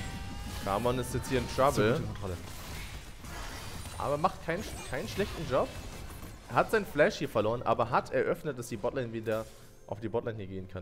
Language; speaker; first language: German; native; German